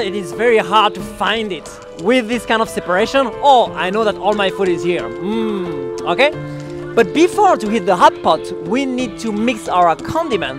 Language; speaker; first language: English; non-native, fluent; French